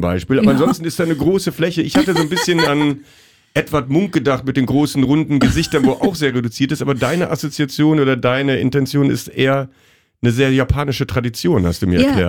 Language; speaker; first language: German; native; German